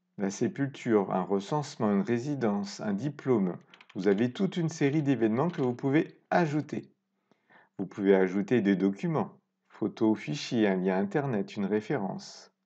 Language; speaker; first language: French; native; French